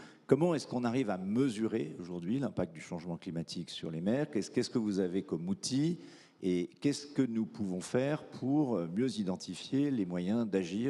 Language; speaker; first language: French; native; French